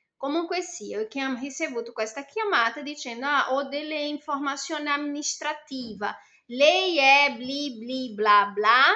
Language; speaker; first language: Italian; non-native, fluent; Portuguese